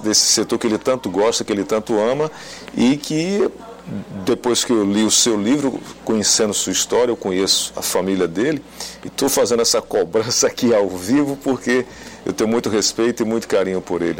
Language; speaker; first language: Portuguese; native; Portuguese